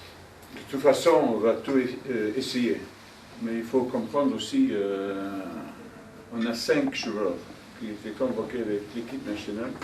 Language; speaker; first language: French; non-native, fluent; Dutch